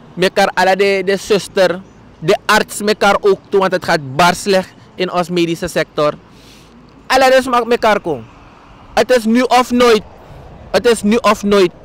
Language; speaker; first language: Dutch; native; Dutch